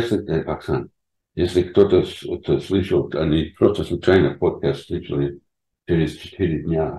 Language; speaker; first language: Russian; non-native, fluent; English